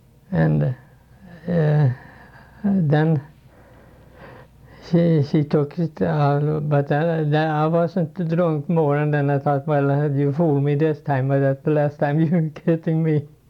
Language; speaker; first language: English; non-native, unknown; Swedish